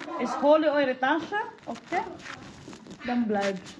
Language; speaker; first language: German; non-native, learner; Filipino